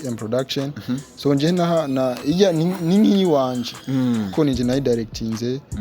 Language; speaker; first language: Rundi; non-native, local second language; Swahili